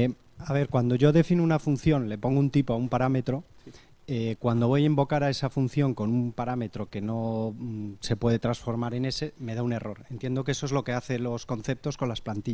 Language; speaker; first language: Spanish; native; Spanish